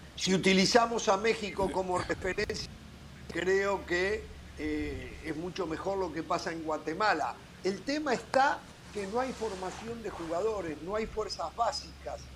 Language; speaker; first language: Spanish; native; Spanish